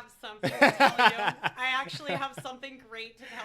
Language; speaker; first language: English; native; English